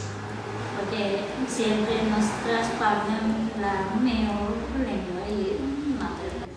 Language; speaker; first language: Catalan; non-native, learner; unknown